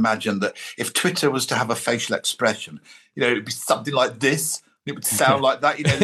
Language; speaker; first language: English; native; English